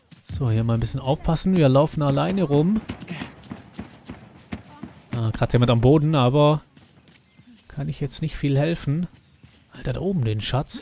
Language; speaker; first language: German; native; German